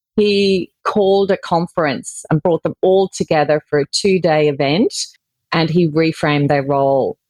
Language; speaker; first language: English; native; English